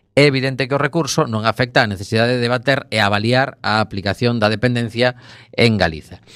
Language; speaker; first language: Galician; native; Galician